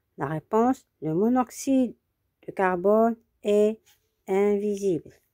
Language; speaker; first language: French; non-native, local second language; Arabic